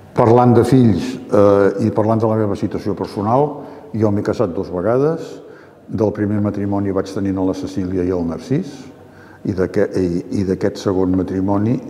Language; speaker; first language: Catalan; native; Catalan